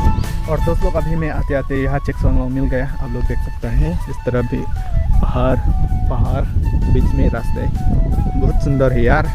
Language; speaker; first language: Hindi; non-native, local second language; Karbi